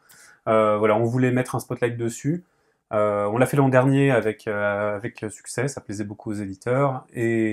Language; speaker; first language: French; native; French